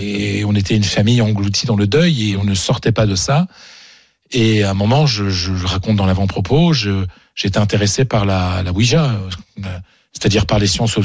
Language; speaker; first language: French; native; French